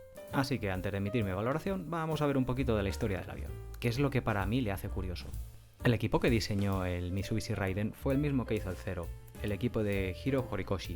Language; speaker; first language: Spanish; native; Spanish